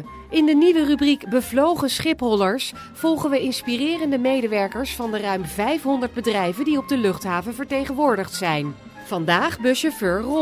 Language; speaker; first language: Dutch; native; Dutch